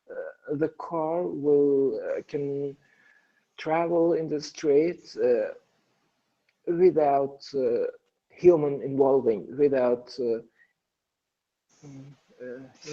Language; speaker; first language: English; non-native, learner; Persian